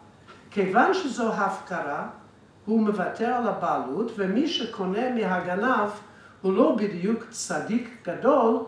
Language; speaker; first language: Hebrew; non-native, fluent; English